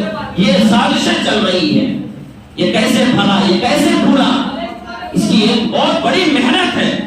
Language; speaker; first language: Urdu; native; Urdu